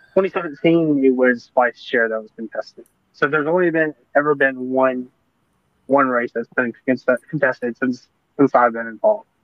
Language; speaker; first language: English; native; English